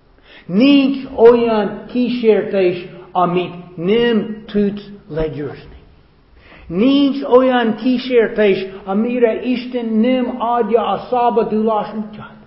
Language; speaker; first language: Hungarian; non-native, fluent; English